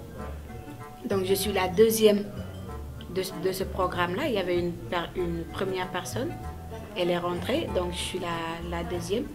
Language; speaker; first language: French; non-native, local second language; Wolof